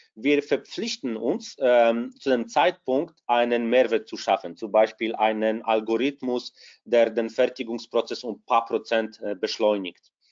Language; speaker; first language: German; non-native, fluent; Polish